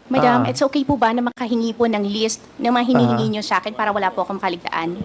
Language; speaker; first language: Filipino; native; Filipino